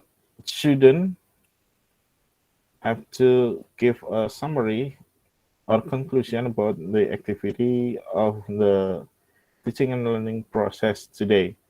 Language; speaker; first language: English; non-native, local second language; Indonesian